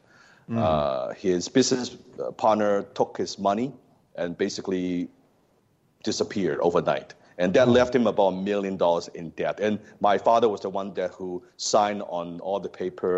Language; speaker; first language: English; non-native, local second language; Cantonese